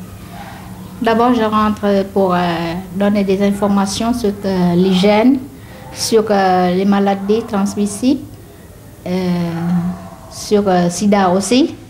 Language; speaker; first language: French; non-native, learner; Khmer